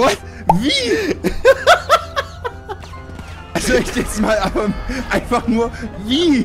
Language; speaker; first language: German; native; German